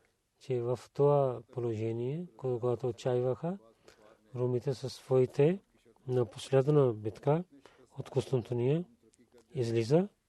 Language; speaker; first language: Bulgarian; non-native, learner; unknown